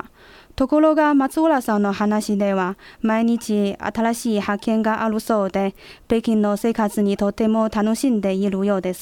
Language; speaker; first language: Japanese; non-native, fluent; Chinese